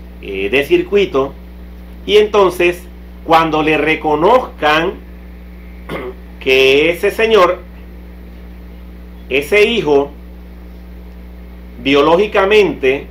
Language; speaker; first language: Spanish; native; Spanish